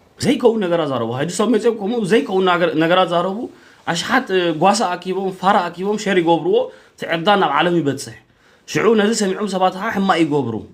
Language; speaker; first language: Tigrinya; early bilingual, heritage; Tigrinya